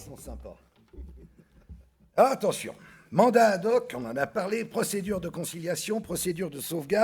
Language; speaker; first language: French; native; French